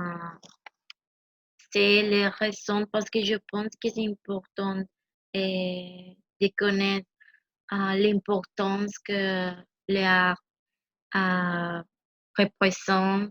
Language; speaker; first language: French; non-native, learner; Spanish